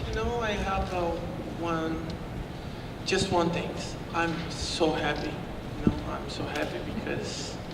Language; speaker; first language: English; non-native, learner; Portuguese